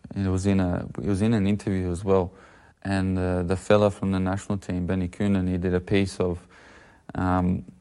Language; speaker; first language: English; native; English